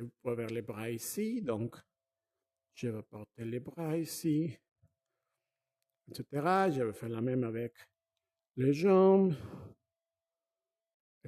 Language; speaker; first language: French; non-native, fluent; Spanish